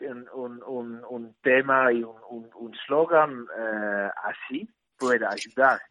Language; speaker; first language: Spanish; non-native, learner; Dutch